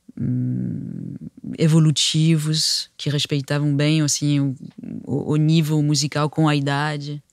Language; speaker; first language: Portuguese; non-native, fluent; French